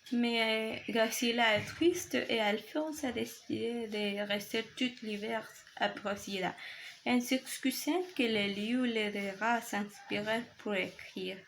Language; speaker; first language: French; non-native, learner; Spanish